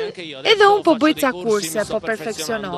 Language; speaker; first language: Albanian; native; Albanian